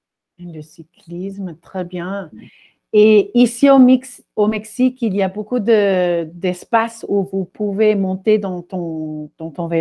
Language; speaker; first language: French; non-native, fluent; Spanish